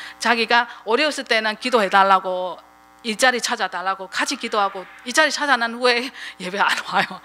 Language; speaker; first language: Korean; non-native, fluent; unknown